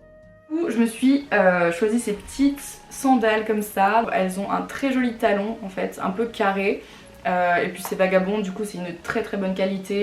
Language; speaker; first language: French; native; French